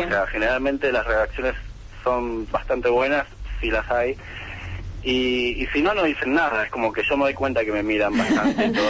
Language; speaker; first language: Spanish; native; Spanish